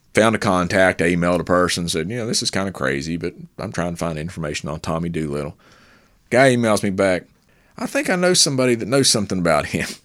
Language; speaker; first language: English; native; English